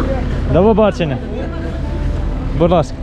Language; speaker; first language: Ukrainian; non-native, learner; German